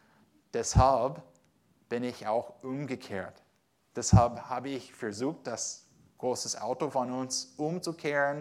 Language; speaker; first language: German; non-native, fluent; English